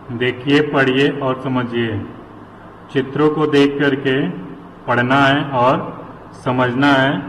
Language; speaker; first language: Hindi; native; Hindi